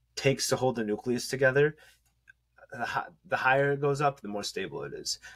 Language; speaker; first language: English; native; English